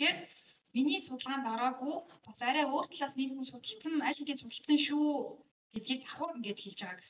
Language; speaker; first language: Mongolian; native; Mongolian